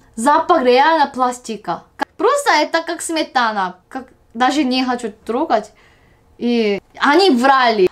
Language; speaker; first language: Russian; non-native, learner; Korean